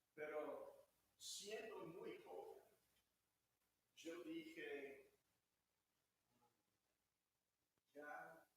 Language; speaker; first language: Spanish; non-native, fluent; English